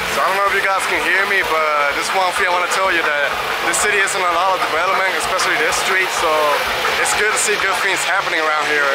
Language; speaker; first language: English; native; English